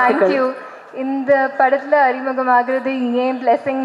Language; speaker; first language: Tamil; non-native, learner; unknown